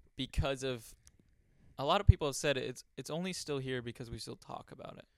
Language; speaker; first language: English; early bilingual, other home language; Hungarian